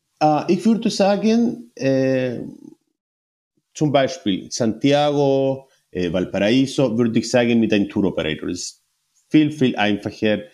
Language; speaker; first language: German; non-native, learner; Spanish